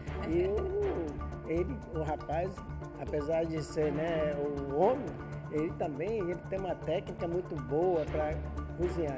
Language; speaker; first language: Portuguese; non-native, fluent; Japanese